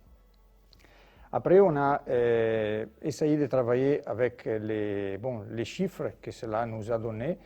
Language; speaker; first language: French; non-native, fluent; Italian